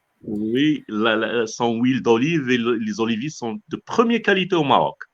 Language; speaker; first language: French; non-native, local second language; Arabic